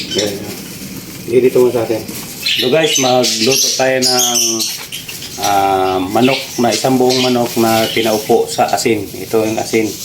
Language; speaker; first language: Filipino; non-native, local second language; Cebuano